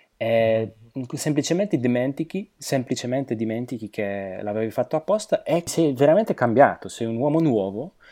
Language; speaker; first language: Italian; non-native, fluent; Slovak